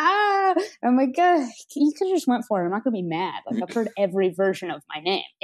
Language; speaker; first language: English; native; English